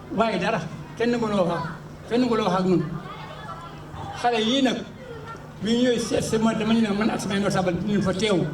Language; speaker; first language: Wolof; native; Wolof